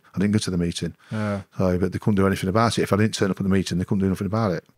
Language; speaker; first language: English; native; English